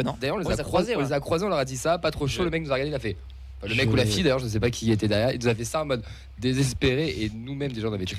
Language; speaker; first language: French; native; French